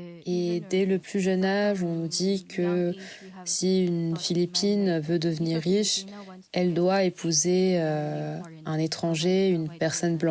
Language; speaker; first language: French; non-native, fluent; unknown